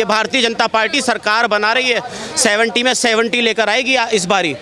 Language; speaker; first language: Hindi; native; Hindi